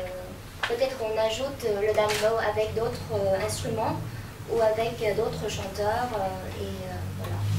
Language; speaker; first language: French; non-native, fluent; Vietnamese